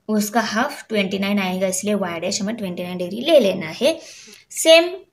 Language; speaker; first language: Hindi; non-native, local second language; Marathi